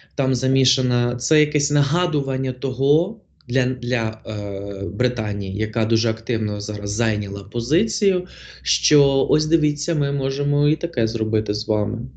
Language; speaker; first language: Ukrainian; non-native, local second language; Russian